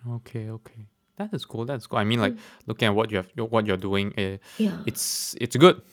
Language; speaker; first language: English; non-native, local second language; Chinese